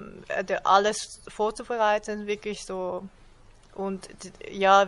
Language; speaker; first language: German; non-native, fluent; Japanese